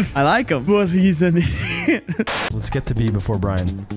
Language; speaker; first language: English; native; English